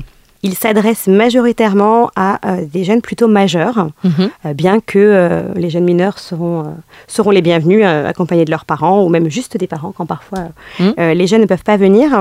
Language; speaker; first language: French; native; French